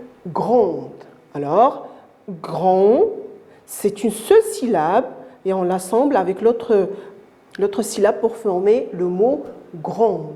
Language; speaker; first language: French; non-native, local second language; Arabic